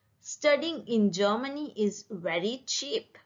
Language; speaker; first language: English; non-native, fluent; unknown